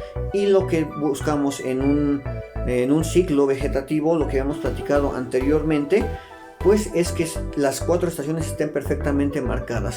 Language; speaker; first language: Spanish; native; Spanish